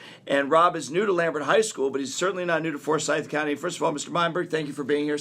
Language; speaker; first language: English; native; English